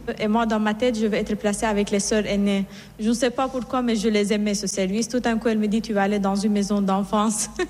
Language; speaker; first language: French; non-native, fluent; Persian